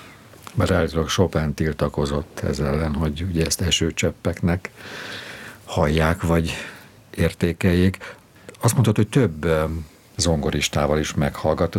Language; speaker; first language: Hungarian; native; Hungarian